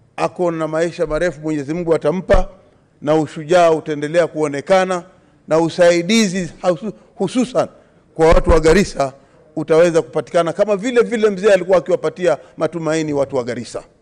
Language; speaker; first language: Swahili; native; Swahili